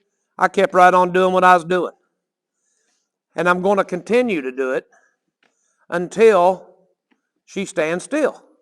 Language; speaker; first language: English; native; English